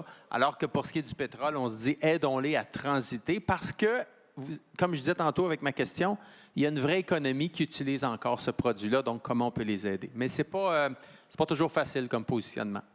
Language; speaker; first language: French; native; French